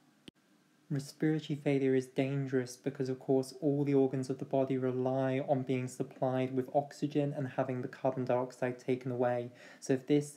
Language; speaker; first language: English; native; English